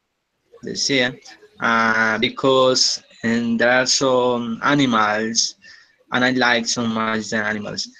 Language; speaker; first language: English; non-native, learner; Spanish